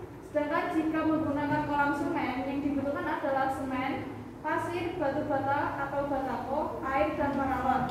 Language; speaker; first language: Indonesian; native; Indonesian